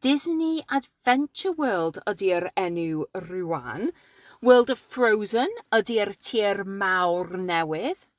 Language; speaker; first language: Welsh; non-native, learner; English